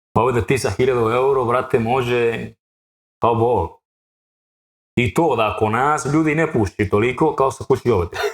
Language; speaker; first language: Bosnian; non-native, learner; Spanish